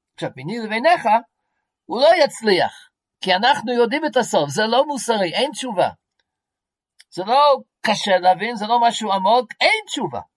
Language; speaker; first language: Hebrew; non-native, fluent; English